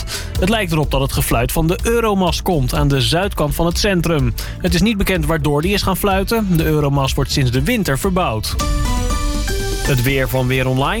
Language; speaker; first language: Dutch; native; Dutch